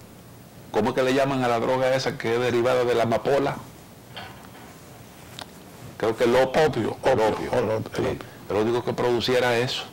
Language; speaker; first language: Spanish; native; Spanish